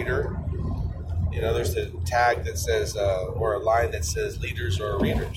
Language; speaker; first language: English; native; English